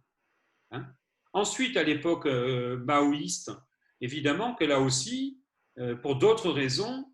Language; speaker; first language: French; native; French